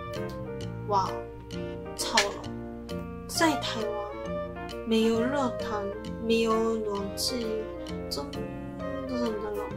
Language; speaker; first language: Chinese; non-native, learner; Korean